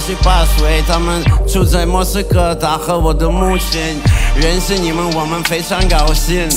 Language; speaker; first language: Chinese; non-native, learner; Russian